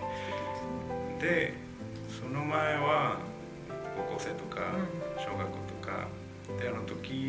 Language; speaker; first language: Japanese; non-native, learner; Spanish